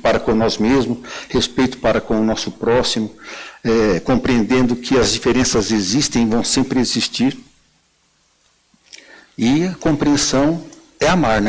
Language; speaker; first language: Portuguese; native; Portuguese